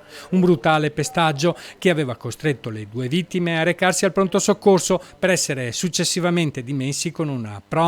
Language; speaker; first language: Italian; native; Italian